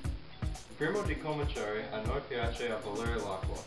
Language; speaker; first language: Italian; non-native, learner; English